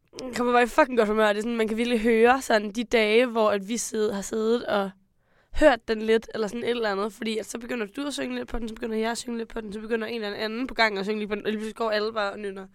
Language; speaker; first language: Danish; native; Danish